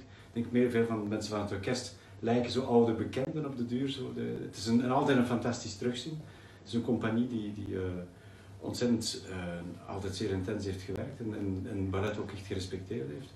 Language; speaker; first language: Dutch; native; Dutch